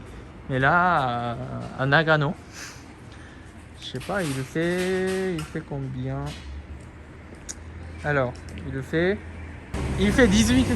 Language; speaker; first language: French; non-native, fluent; Japanese